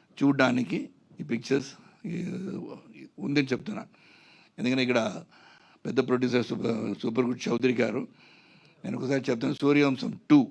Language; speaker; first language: Telugu; non-native, local second language; Tamil